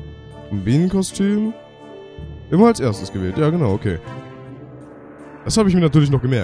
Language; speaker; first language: German; native; German